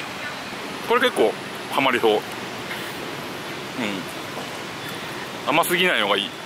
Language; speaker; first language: Japanese; native; Japanese